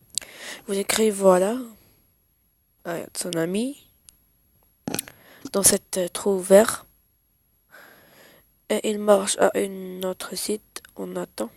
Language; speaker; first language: French; non-native, learner; Arabic